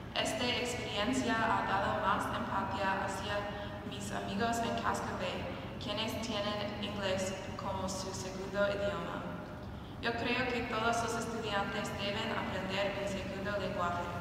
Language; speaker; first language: Spanish; non-native, fluent; English